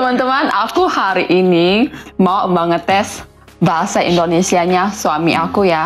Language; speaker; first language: Indonesian; native; Indonesian